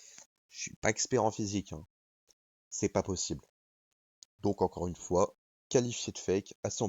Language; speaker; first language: French; native; French